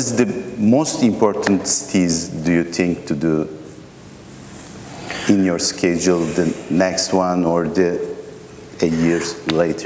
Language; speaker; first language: English; non-native, fluent; Turkish